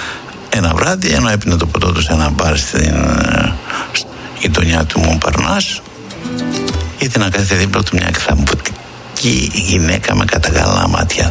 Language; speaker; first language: Greek; native; Greek